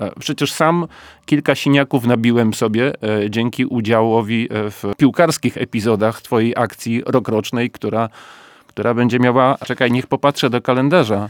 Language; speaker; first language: Polish; native; Polish